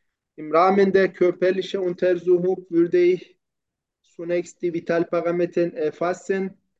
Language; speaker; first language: German; non-native, learner; Turkish